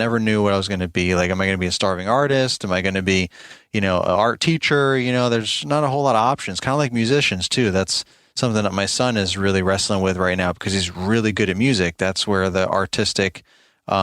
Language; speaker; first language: English; native; English